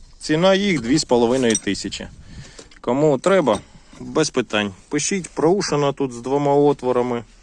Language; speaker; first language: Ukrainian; non-native, local second language; Russian